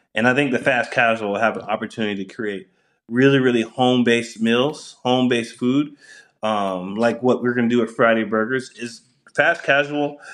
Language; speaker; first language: English; early bilingual, other home language; Japanese